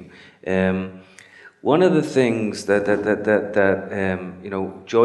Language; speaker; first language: English; native; English